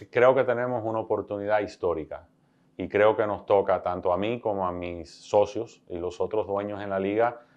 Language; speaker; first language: Spanish; early bilingual, heritage; Spanish